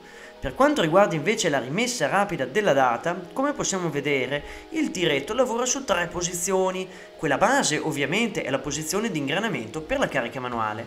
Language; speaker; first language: Italian; native; Italian